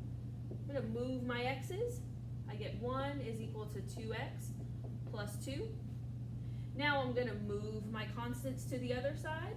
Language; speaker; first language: English; native; English